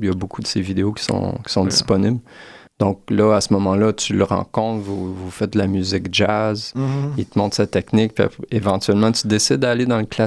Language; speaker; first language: French; native; French